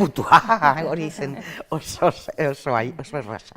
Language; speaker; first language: Basque; non-native, local second language; Spanish